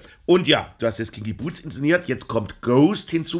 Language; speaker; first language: German; native; German